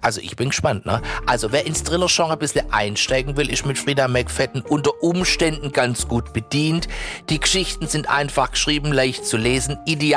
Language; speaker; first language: German; native; German